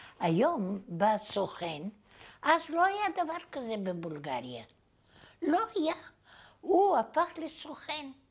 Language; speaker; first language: Hebrew; non-native, fluent; Bulgarian